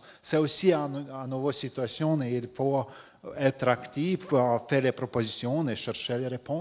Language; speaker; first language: French; non-native, fluent; Latvian